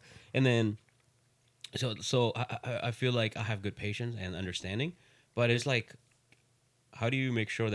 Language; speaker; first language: English; non-native, local second language; Urdu